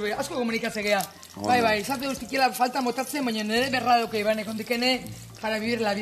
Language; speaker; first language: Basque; native; Basque